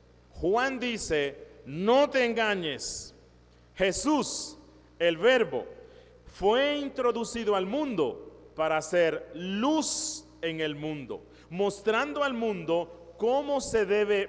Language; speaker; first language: Spanish; native; Spanish